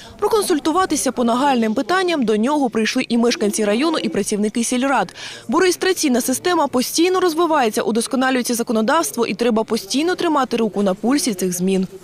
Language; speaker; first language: Ukrainian; native; Ukrainian